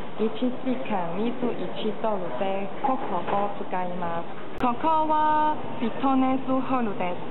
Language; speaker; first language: Japanese; non-native, learner; Cantonese